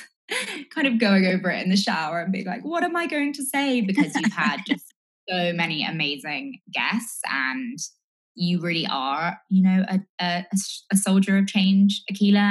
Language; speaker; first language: English; native; English